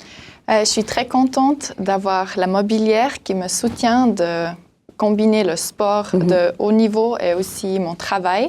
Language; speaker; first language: French; non-native, local second language; German